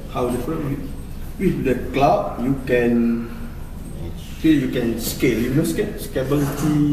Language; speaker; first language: English; non-native, local second language; Malay